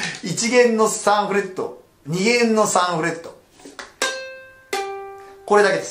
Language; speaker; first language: Japanese; native; Japanese